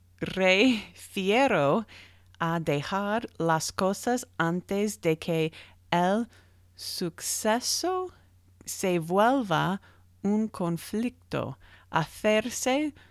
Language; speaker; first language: Spanish; non-native, learner; English